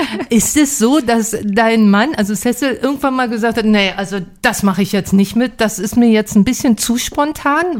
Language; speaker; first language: German; native; German